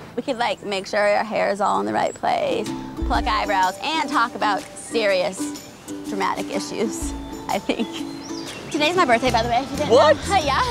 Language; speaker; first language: English; native; English